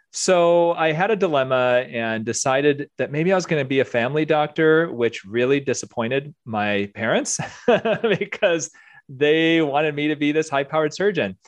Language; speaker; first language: English; early bilingual, other home language; Korean